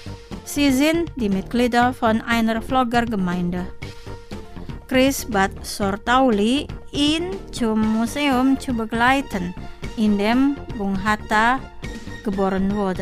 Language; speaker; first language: German; non-native, fluent; Indonesian